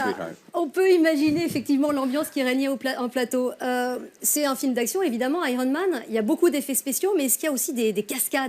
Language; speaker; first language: French; native; French